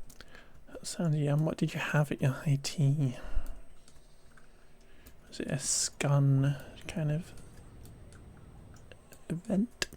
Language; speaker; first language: English; native; English